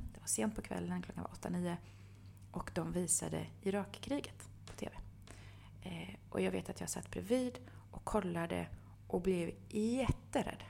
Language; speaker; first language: Swedish; early bilingual, other home language; Bosnian